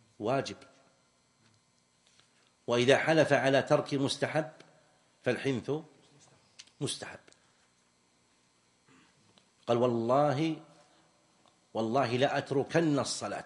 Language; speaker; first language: Arabic; native; Arabic